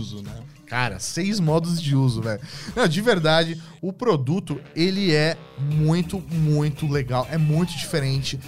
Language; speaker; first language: Portuguese; native; Portuguese